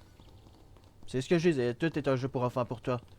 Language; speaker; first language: French; native; French